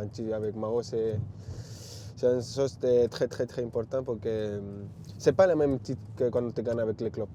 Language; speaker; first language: French; non-native, learner; Spanish